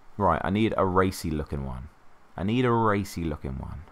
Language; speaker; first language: English; native; English